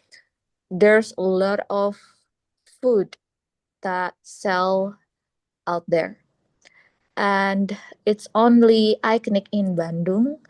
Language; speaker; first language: English; non-native, learner; Indonesian